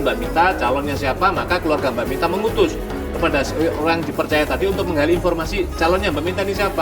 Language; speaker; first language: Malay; non-native, local second language; Javanese